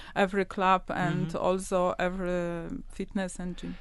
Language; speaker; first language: English; non-native, learner; Polish